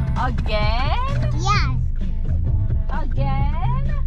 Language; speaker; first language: English; non-native, fluent; Korean